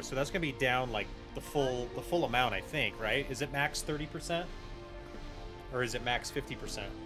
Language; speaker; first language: English; native; English